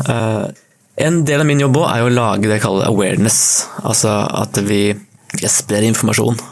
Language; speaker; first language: Norwegian; native; Norwegian